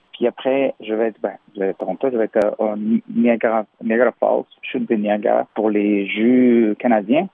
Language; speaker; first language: French; non-native, fluent; Spanish